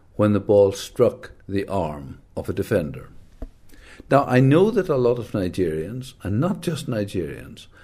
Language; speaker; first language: English; native; English